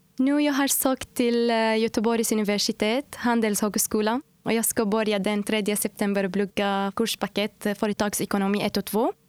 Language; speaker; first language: Swedish; non-native, fluent; Arabic